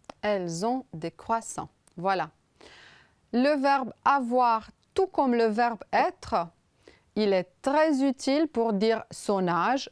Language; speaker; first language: French; non-native, fluent; Romanian